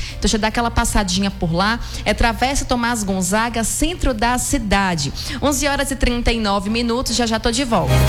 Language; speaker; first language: Portuguese; native; Portuguese